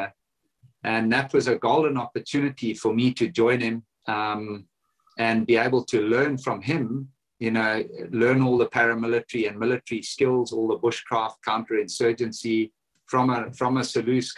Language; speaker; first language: English; native; English